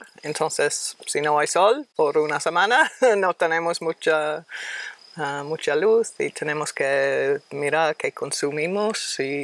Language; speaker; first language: Spanish; non-native, fluent; English